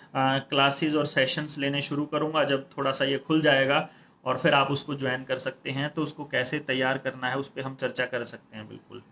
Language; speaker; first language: Hindi; native; Hindi